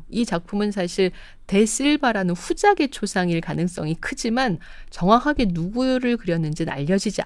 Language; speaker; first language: Korean; native; Korean